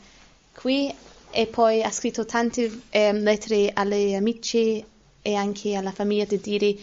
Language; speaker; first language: Italian; non-native, learner; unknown